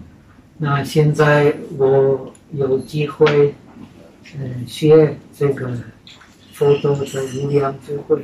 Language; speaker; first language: Chinese; non-native, fluent; Czech